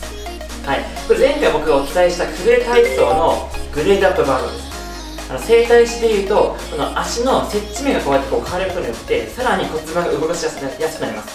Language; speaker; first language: Japanese; native; Japanese